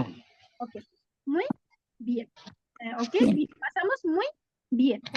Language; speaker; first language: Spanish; non-native, fluent; Bangla